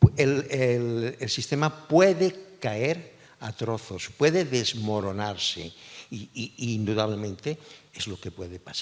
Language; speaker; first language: Spanish; non-native, local second language; Catalan